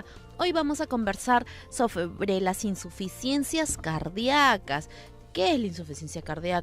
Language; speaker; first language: Spanish; native; Spanish